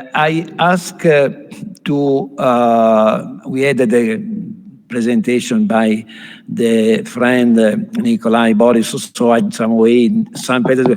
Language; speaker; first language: English; non-native, fluent; Italian